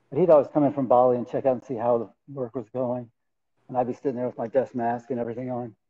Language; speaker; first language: English; native; English